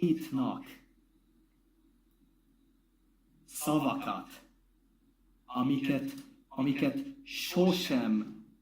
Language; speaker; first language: Hungarian; non-native, learner; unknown